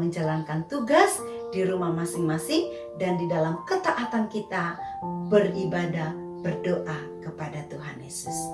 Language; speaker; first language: Indonesian; native; Indonesian